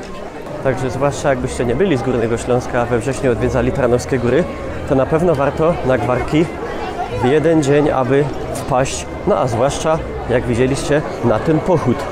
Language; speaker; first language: Polish; native; Polish